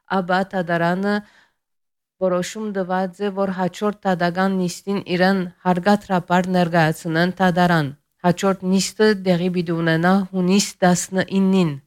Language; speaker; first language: Armenian; early bilingual, heritage; Armenian